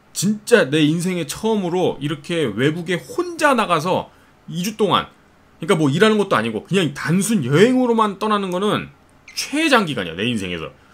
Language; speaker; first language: Korean; native; Korean